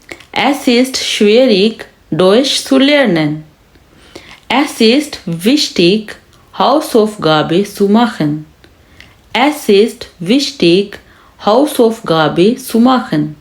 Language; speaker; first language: German; non-native, fluent; Urdu